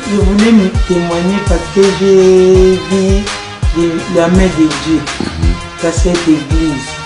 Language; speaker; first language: French; non-native, local second language; Lingala